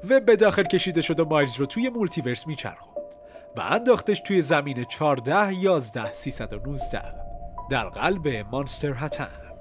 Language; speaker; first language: Persian; native; Persian